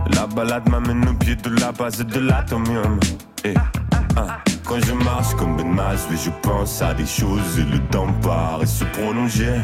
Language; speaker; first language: French; native; French